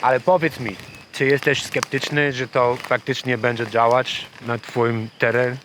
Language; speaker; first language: Polish; non-native, learner; English